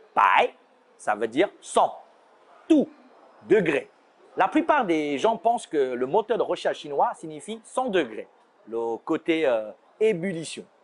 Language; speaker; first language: French; non-native, fluent; Chinese